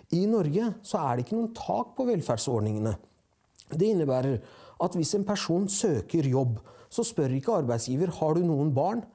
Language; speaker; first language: Norwegian; early bilingual, other home language; Persian